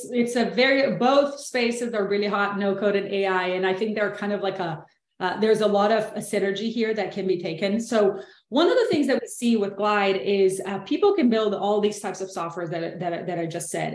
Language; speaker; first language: English; non-native, fluent; Portuguese